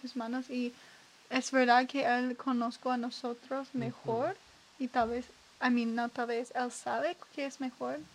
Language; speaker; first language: Spanish; non-native, learner; English